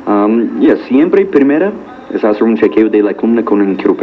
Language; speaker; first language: Spanish; non-native, learner; English